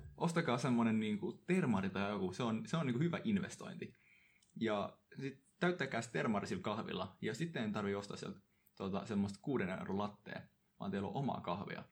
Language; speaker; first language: Finnish; native; Finnish